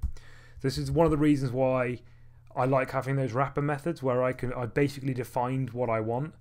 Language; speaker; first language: English; native; English